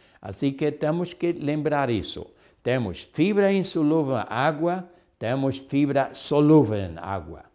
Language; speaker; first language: Portuguese; non-native, fluent; Spanish